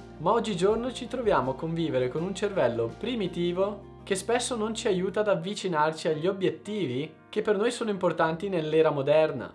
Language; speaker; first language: Italian; native; Italian